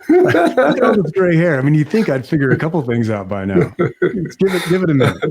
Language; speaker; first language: English; native; English